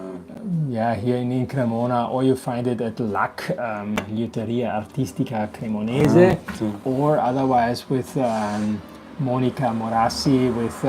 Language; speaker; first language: English; non-native, fluent; German